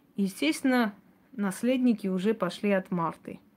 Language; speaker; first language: Russian; non-native, local second language; Armenian